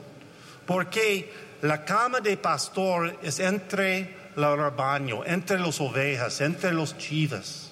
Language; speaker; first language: Spanish; non-native, learner; English